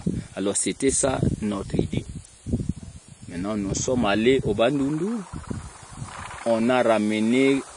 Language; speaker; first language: French; non-native, local second language; Kongo